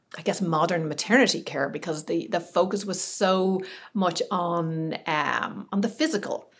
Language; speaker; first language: English; native; English